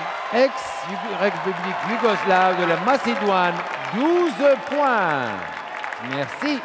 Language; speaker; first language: French; non-native, learner; Turkish